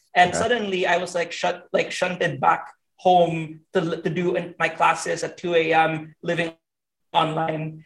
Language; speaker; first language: English; non-native, local second language; Hiligaynon